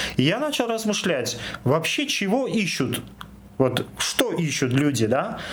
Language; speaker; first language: Russian; non-native, local second language; Armenian